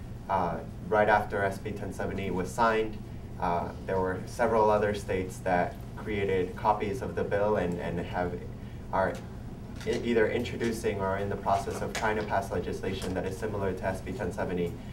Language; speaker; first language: English; early bilingual, other home language; Spanish